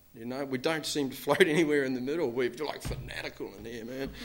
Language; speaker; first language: English; native; English